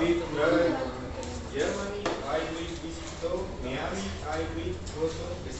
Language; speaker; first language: English; non-native, learner; Spanish